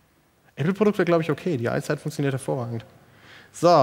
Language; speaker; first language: German; native; German